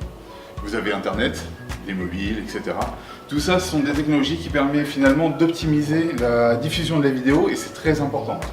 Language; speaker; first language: French; native; French